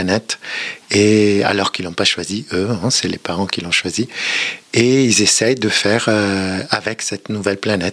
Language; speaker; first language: French; native; French